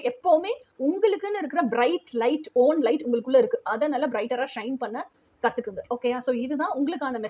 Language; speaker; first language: Tamil; native; Tamil